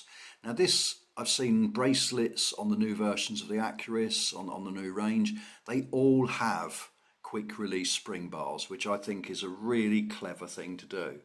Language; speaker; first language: English; native; English